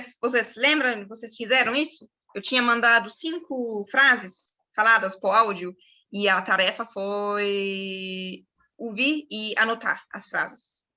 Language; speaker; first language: Portuguese; non-native, fluent; German